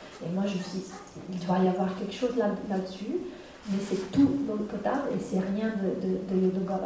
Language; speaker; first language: French; non-native, fluent; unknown